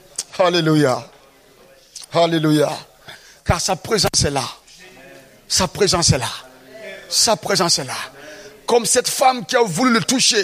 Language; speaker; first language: French; non-native, local second language; Mossi